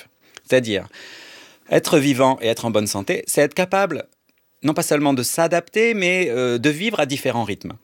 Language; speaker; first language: French; native; French